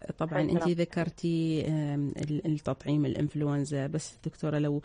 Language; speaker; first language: Arabic; native; Arabic